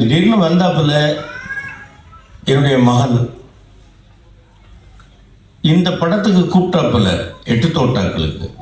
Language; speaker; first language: Tamil; native; Tamil